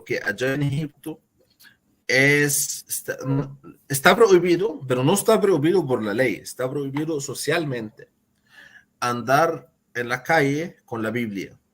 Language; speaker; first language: Spanish; non-native, fluent; Arabic